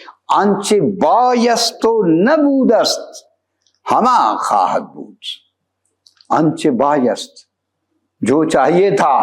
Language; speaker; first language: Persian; non-native, fluent; Urdu